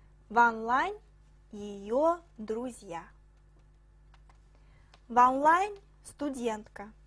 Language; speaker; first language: Russian; non-native, fluent; Chinese